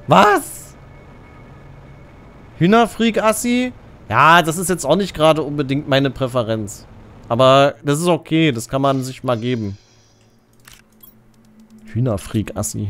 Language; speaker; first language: German; native; German